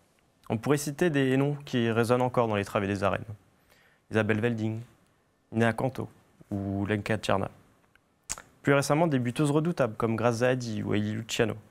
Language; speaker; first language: French; native; French